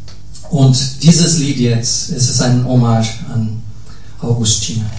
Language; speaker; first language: German; non-native, fluent; Portuguese